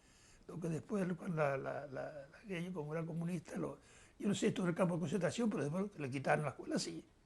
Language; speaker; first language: Spanish; native; Spanish